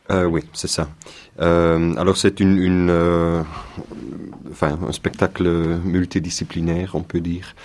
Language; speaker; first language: French; non-native, local second language; Dutch